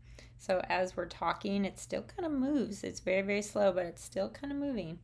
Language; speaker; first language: English; native; English